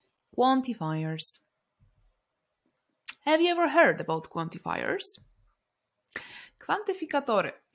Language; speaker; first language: English; non-native, fluent; Polish